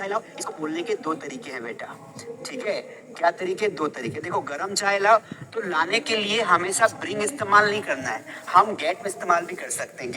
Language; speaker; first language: Hindi; native; Hindi